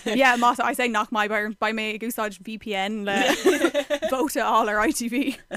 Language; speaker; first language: Irish; non-native, local second language; English